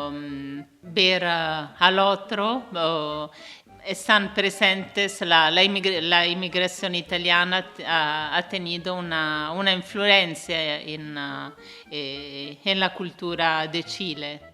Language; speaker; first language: Spanish; non-native, fluent; Italian